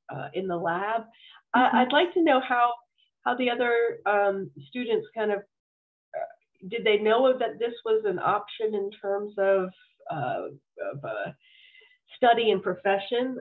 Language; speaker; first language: English; native; English